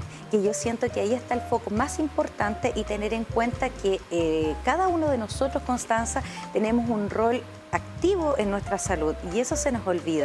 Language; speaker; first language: Spanish; native; Spanish